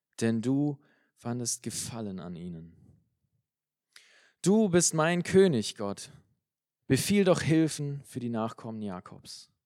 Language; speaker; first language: German; native; German